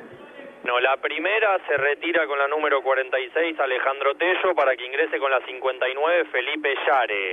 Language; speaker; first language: Spanish; native; Spanish